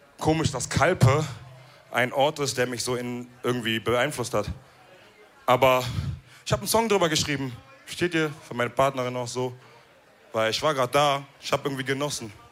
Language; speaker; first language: German; early bilingual, other home language; Wolof